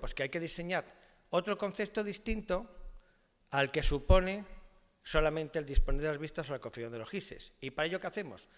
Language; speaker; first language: Spanish; native; Spanish